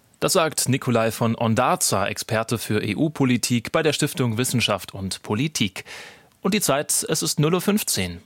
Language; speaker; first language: German; native; German